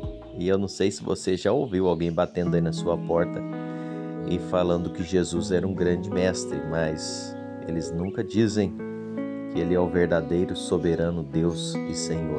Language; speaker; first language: Portuguese; native; Portuguese